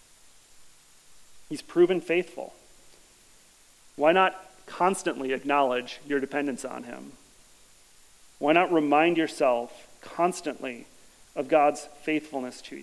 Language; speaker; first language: English; native; English